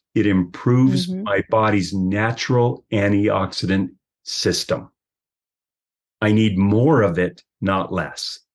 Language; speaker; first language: English; native; English